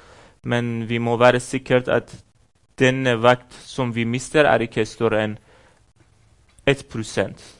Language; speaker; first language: Norwegian; non-native, fluent; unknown